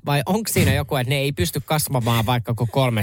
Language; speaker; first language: Finnish; native; Finnish